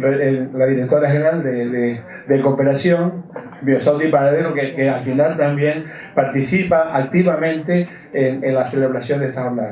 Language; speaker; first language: Spanish; native; Spanish